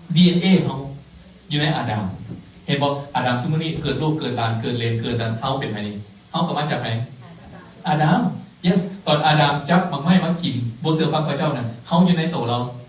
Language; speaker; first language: Thai; non-native, local second language; Lao